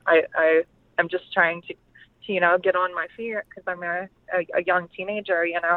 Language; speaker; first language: English; native; English